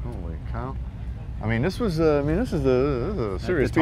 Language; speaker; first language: English; native; English